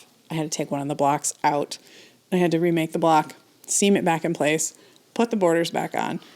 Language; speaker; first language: English; native; English